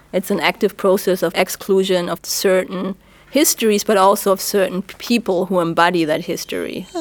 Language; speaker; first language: English; non-native, fluent; German